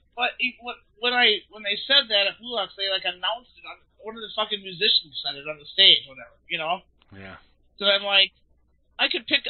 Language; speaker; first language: English; native; English